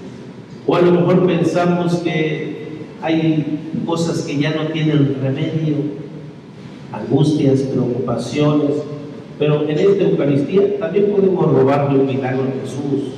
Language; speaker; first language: Spanish; native; Spanish